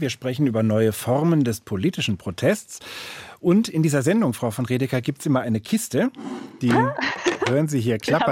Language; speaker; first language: German; native; German